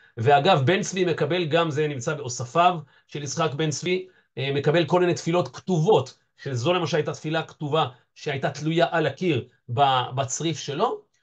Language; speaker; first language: Hebrew; native; Hebrew